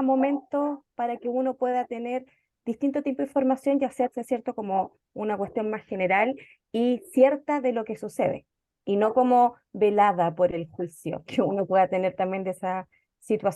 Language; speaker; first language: Spanish; native; Spanish